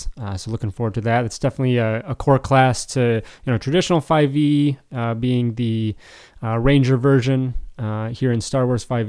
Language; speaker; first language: English; native; English